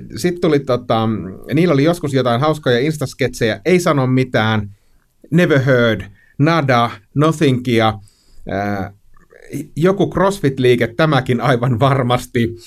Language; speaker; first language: Finnish; native; Finnish